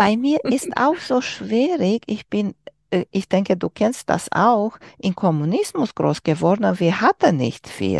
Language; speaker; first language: German; non-native, learner; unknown